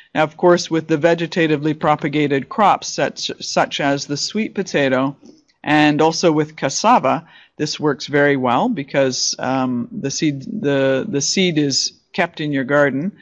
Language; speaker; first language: English; native; English